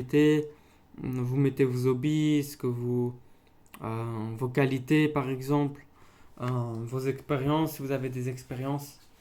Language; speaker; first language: French; non-native, local second language; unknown